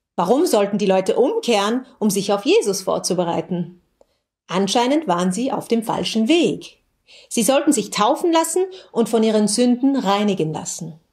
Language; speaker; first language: German; native; German